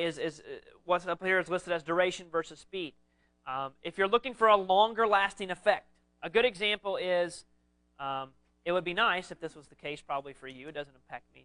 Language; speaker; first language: English; native; English